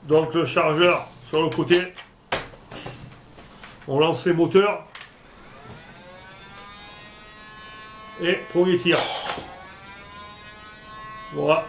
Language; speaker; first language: French; native; French